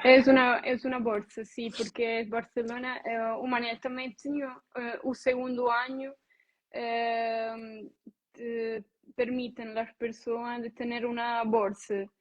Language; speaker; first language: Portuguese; non-native, learner; Italian